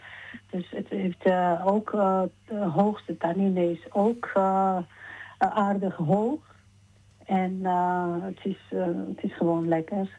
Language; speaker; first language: Dutch; non-native, fluent; Georgian